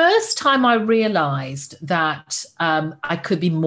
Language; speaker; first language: English; native; English